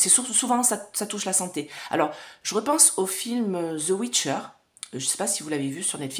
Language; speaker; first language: French; native; French